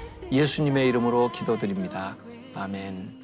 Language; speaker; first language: Korean; native; Korean